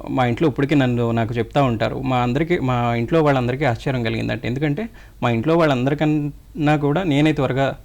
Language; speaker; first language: Telugu; native; Telugu